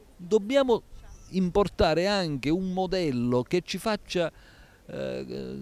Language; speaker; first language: Italian; native; Italian